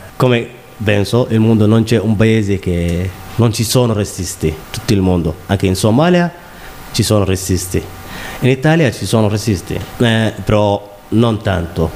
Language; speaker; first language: Italian; non-native, learner; Somali